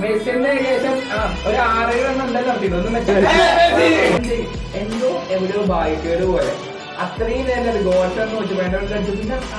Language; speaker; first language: Malayalam; native; Malayalam